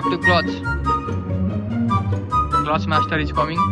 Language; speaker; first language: English; non-native, learner; Nepali